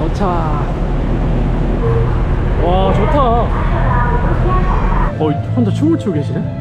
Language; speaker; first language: Korean; native; Korean